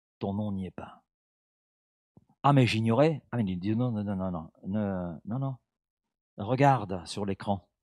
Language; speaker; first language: French; native; French